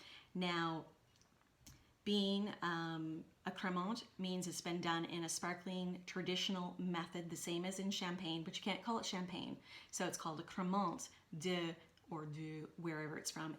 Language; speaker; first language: English; native; English